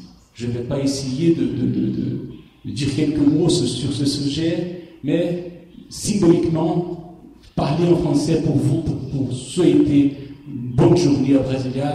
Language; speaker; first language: French; non-native, fluent; Portuguese